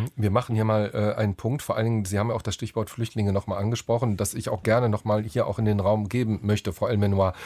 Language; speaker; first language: German; native; German